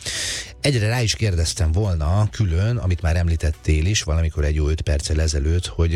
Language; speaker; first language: Hungarian; native; Hungarian